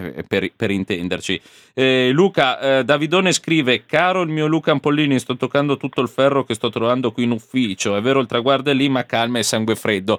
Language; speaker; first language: Italian; native; Italian